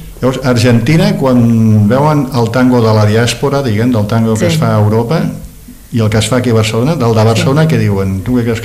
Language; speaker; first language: Catalan; native; Catalan